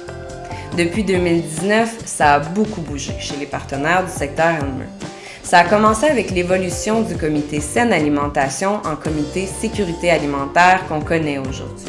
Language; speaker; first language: French; native; French